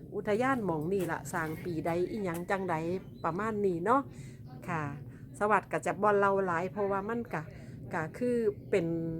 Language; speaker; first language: Thai; non-native, local second language; Northeastern Thai